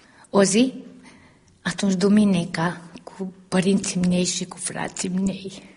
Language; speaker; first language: Romanian; early bilingual, heritage; Romanian